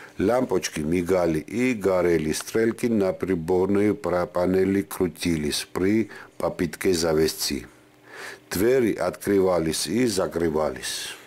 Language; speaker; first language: Russian; non-native, fluent; Georgian